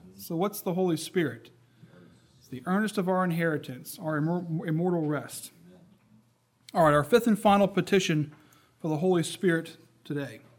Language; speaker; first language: English; native; English